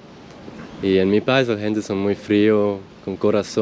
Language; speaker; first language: Spanish; non-native, learner; Swiss German